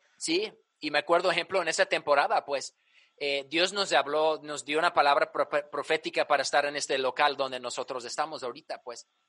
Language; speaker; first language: Spanish; early bilingual, other home language; English